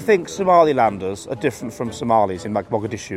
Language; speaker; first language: English; native; English